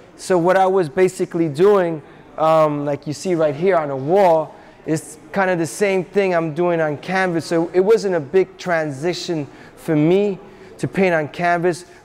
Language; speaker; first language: English; native; English